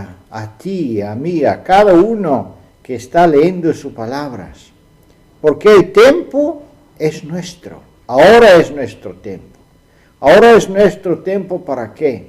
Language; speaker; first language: Spanish; non-native, fluent; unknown